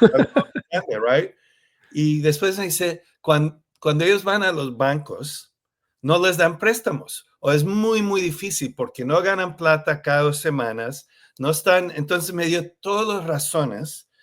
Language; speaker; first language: Spanish; early bilingual, heritage; Spanish